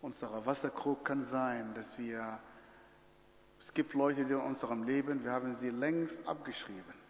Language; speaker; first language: German; non-native, fluent; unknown